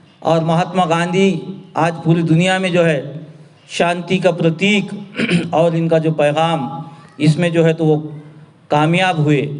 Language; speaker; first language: Urdu; native; Urdu